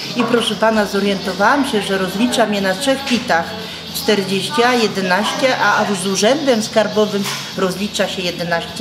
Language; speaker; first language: Polish; native; Polish